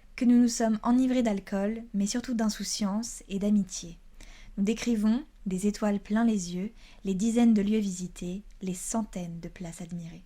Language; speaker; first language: French; native; French